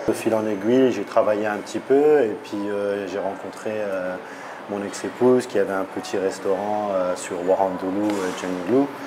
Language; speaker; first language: French; native; French